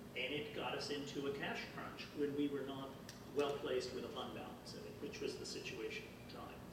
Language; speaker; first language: English; native; English